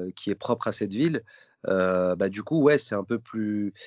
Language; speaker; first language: French; native; French